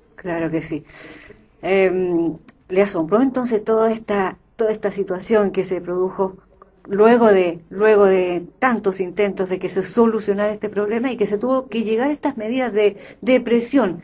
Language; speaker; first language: Spanish; native; Spanish